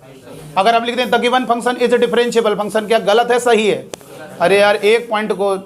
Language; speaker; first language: Hindi; native; Hindi